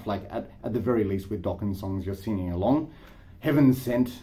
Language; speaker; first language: English; native; English